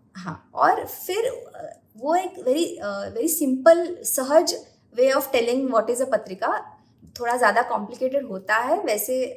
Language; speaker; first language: Hindi; non-native, local second language; Marathi